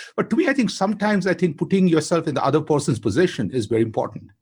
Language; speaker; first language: English; non-native, local second language; Bangla